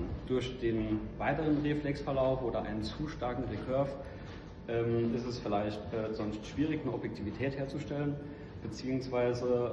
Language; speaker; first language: German; native; German